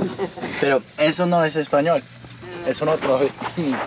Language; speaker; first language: Spanish; non-native, learner; English